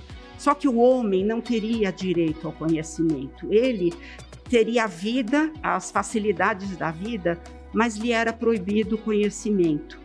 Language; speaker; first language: Portuguese; native; Portuguese